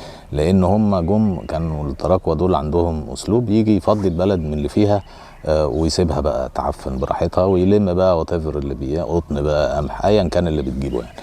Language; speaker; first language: Arabic; native; Arabic